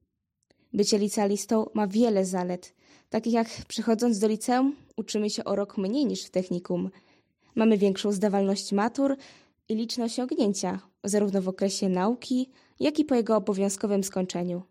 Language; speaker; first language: Polish; native; Polish